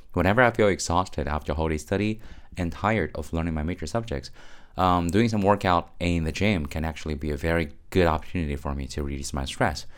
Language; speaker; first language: English; non-native, fluent; Chinese